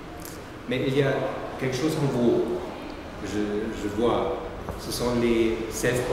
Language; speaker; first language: French; non-native, learner; German